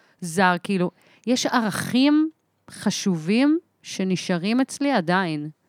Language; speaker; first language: Hebrew; early bilingual, other home language; English